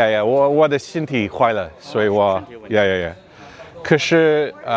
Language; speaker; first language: Chinese; non-native, learner; English